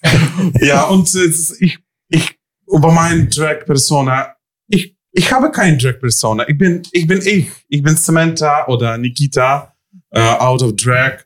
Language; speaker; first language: German; non-native, fluent; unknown